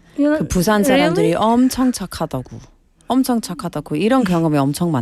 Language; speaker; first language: Korean; non-native, learner; English